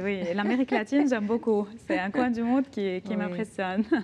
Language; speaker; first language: French; non-native, local second language; Arabic